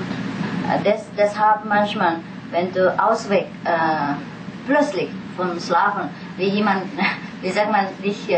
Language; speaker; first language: German; non-native, fluent; Vietnamese